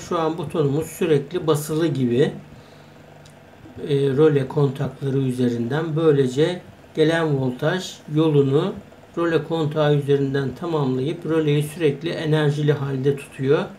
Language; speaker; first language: Turkish; native; Turkish